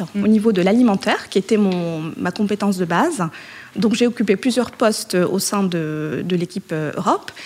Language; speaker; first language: French; non-native, local second language; Arabic